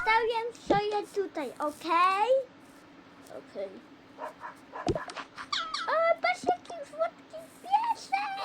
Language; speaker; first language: Polish; early bilingual, heritage; Polish